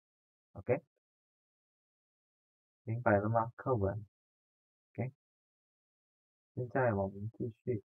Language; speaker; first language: Chinese; non-native, fluent; Indonesian